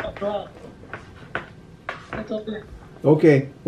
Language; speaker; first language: Spanish; native; Spanish